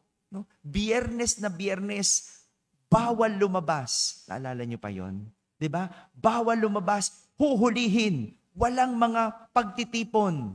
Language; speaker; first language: Filipino; native; Filipino